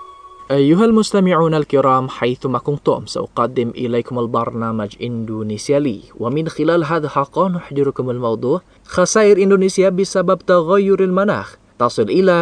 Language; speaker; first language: Arabic; non-native, fluent; Indonesian